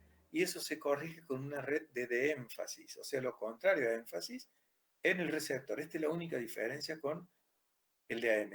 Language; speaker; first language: Spanish; native; Spanish